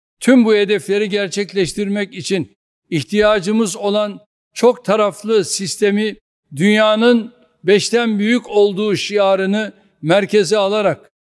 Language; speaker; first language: Turkish; native; Turkish